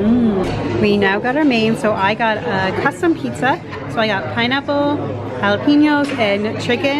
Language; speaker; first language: English; native; English